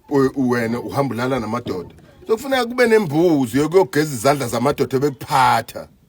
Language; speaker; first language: Zulu; native; Zulu